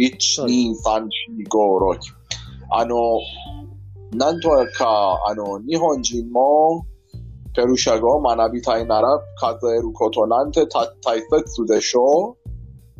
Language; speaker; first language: Japanese; non-native, fluent; Persian